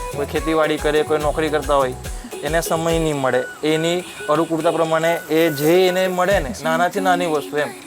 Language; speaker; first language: Gujarati; non-native, local second language; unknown